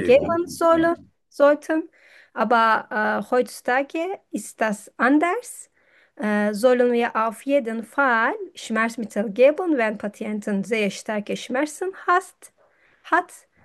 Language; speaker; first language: German; non-native, fluent; Turkish